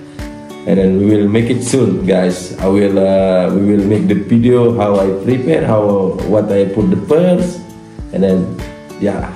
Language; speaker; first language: English; non-native, fluent; Indonesian